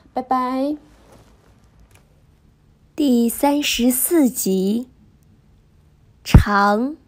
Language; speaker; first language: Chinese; non-native, fluent; Vietnamese